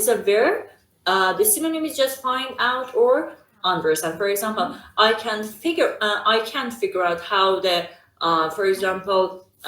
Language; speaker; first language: English; non-native, fluent; Persian